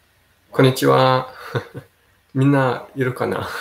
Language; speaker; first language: Japanese; non-native, fluent; Danish